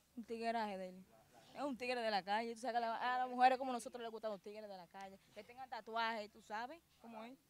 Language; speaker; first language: Spanish; native; Spanish